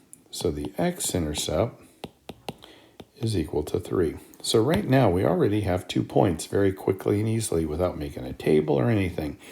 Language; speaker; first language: English; native; English